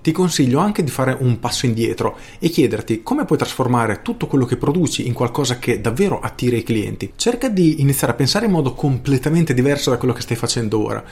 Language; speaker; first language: Italian; native; Italian